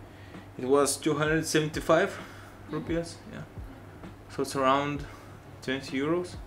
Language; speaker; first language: English; non-native, fluent; Lithuanian